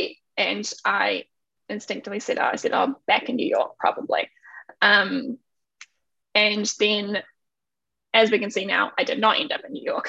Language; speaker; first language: English; native; English